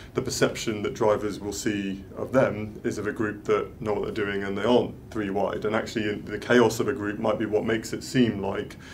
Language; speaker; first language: English; native; English